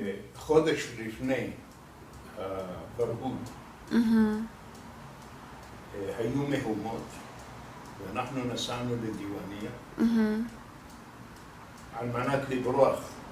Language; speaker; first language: Hebrew; non-native, fluent; Arabic